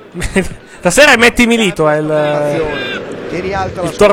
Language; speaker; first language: Italian; native; Italian